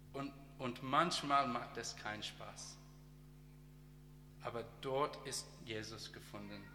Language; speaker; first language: German; non-native, learner; English